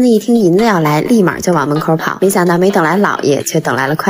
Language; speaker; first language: Chinese; native; Chinese